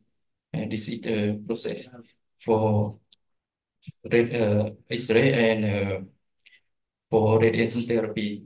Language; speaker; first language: English; non-native, learner; Khmer